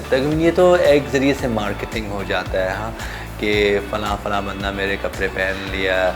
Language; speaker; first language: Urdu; early bilingual, heritage; Urdu